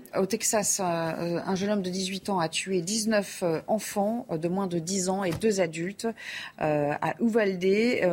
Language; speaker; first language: French; native; French